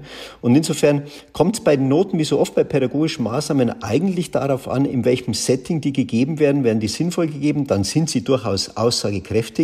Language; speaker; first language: German; native; German